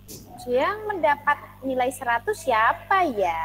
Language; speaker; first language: Indonesian; native; Indonesian